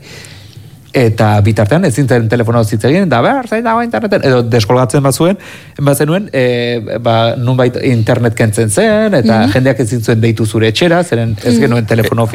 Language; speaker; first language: Basque; native; Basque